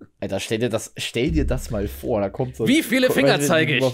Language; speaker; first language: German; native; German